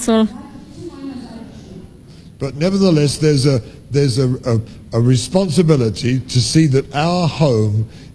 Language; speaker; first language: English; native; English